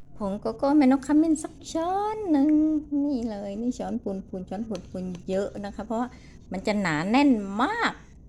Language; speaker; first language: Thai; native; Thai